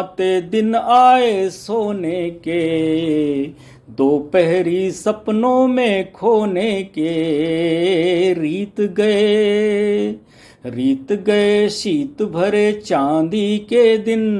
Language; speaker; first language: Hindi; native; Hindi